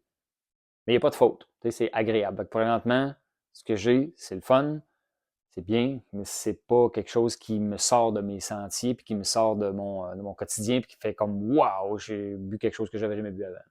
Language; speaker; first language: French; native; French